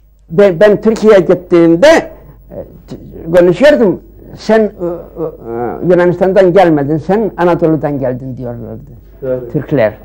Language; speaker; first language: Turkish; early bilingual, heritage; Turkish